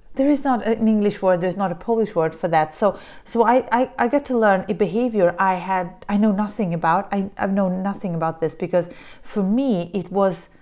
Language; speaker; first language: English; early bilingual, other home language; Polish